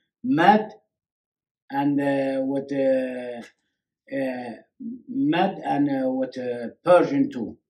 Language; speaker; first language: English; non-native, learner; Kurdish